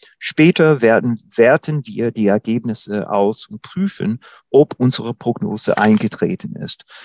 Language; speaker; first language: German; non-native, fluent; English